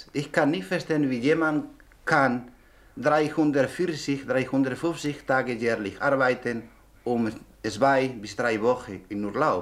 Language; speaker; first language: German; non-native, learner; Spanish